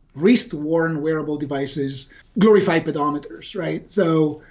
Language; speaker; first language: English; non-native, fluent; Italian